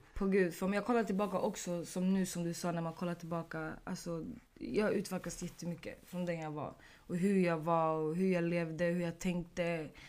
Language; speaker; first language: Swedish; early bilingual, other home language; Arabic